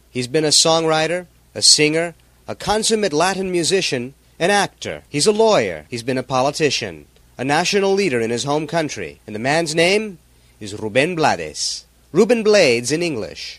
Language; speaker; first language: English; native; English